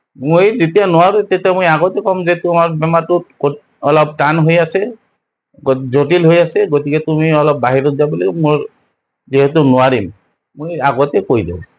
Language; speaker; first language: Assamese; non-native, local second language; Bangla